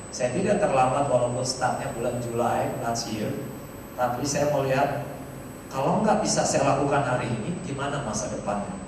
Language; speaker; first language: Indonesian; native; Indonesian